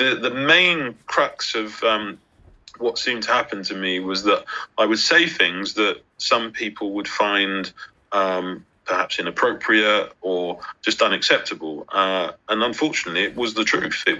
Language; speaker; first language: English; native; English